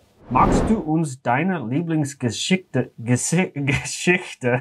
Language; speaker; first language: German; non-native, learner; English